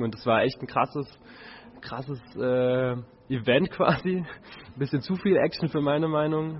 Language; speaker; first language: German; native; German